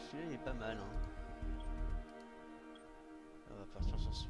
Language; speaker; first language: French; native; French